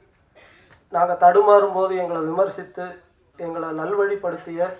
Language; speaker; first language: Tamil; native; Tamil